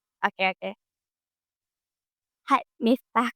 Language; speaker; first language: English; non-native, learner; Indonesian